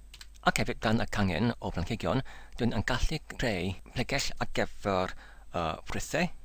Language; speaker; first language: Welsh; non-native, learner; English